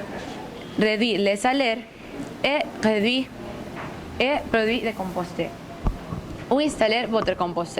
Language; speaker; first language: French; non-native, learner; Spanish